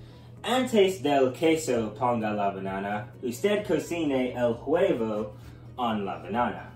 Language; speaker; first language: Spanish; non-native, learner; English